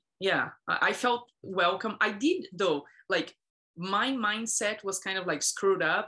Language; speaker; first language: English; non-native, fluent; Portuguese